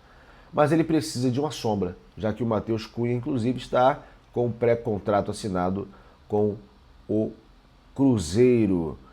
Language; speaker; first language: Portuguese; native; Portuguese